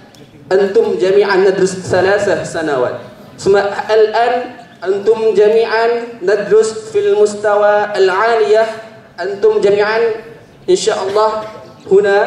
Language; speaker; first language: Arabic; non-native, learner; Indonesian